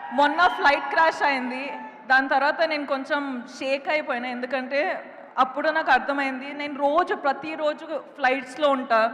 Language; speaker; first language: Telugu; non-native, local second language; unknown